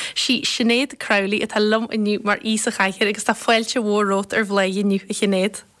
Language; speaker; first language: Irish; native; Irish